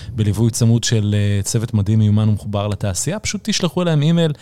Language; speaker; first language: Hebrew; early bilingual, other home language; Arabic